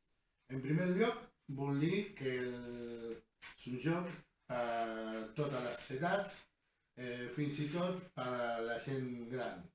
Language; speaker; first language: Catalan; non-native, learner; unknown